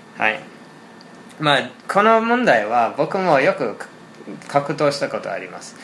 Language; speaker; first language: Japanese; non-native, fluent; English